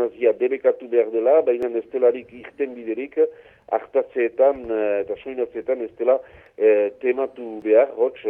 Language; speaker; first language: Basque; native; Basque